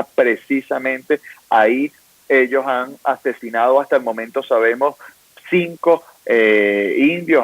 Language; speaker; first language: Spanish; native; Spanish